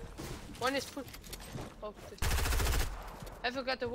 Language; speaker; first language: English; non-native, learner; German